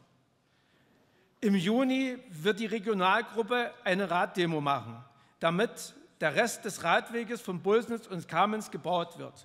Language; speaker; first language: German; native; German